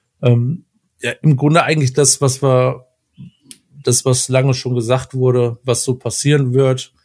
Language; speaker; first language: German; native; German